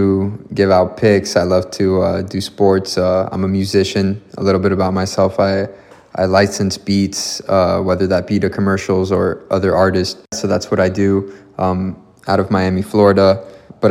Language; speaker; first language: English; native; English